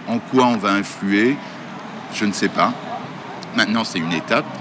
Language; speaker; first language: French; native; French